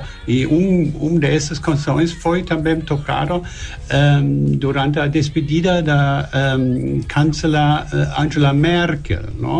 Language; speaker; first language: Portuguese; non-native, learner; German